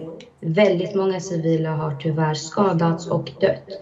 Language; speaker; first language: Swedish; early bilingual, other home language; Azerbaijani